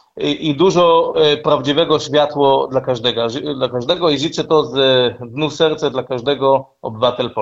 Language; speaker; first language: Polish; non-native, learner; Hebrew